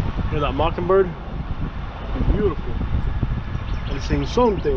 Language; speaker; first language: English; native; English